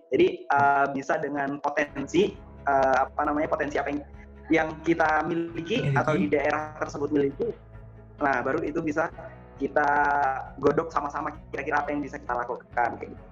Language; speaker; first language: Indonesian; non-native, local second language; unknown